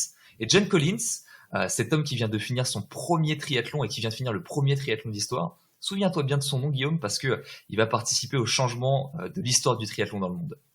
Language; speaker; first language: French; native; French